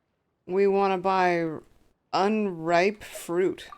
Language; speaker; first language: English; native; English